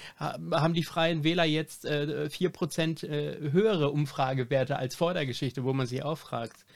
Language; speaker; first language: German; native; German